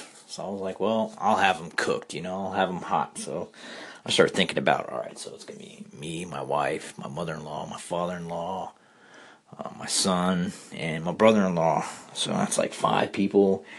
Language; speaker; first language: English; native; English